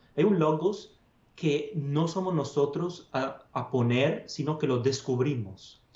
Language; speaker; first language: Spanish; non-native, fluent; Italian